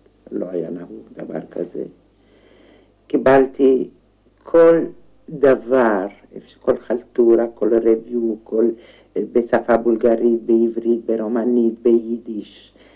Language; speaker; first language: Hebrew; non-native, fluent; Romanian